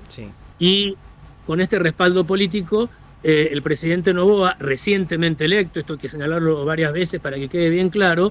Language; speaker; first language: Spanish; native; Spanish